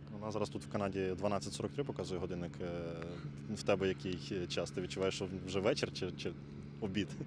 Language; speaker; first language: Ukrainian; native; Ukrainian